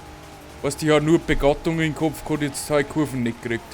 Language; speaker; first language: German; native; German